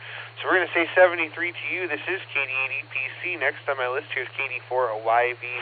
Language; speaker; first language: English; native; English